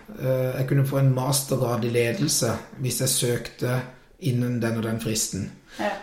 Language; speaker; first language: Norwegian; native; Norwegian